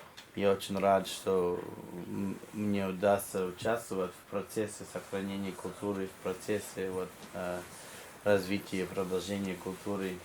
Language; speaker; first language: Russian; non-native, fluent; English